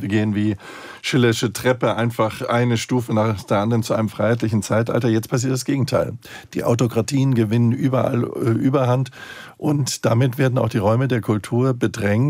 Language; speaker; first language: German; native; German